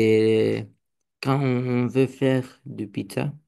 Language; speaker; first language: French; non-native, learner; Romanian